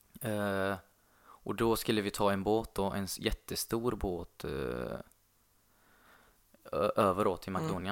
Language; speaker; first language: Swedish; non-native, fluent; Arabic